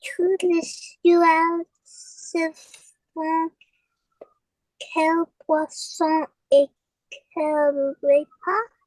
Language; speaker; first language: French; non-native, learner; English